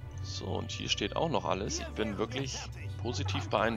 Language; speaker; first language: German; native; German